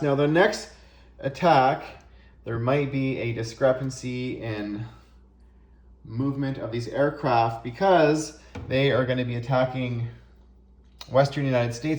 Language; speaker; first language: English; native; English